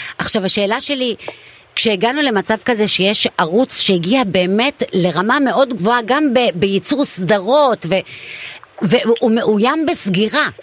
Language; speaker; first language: Hebrew; non-native, local second language; Arabic